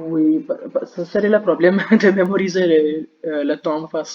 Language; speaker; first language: French; non-native, learner; Hindi